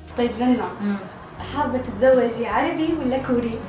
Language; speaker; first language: Arabic; native; Arabic